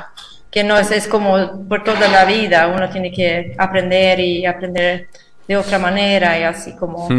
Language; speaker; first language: Spanish; non-native, fluent; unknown